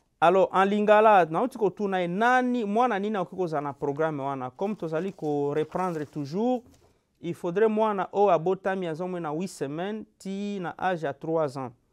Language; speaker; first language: French; non-native, local second language; Lingala